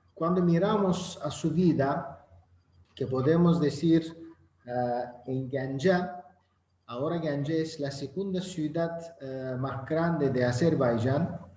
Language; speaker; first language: Spanish; non-native, learner; Azerbaijani